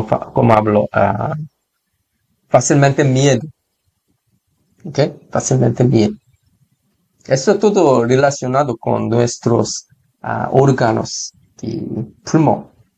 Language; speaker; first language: Spanish; non-native, learner; Korean